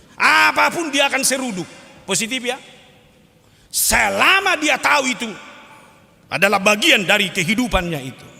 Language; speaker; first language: Indonesian; non-native, local second language; Batak Toba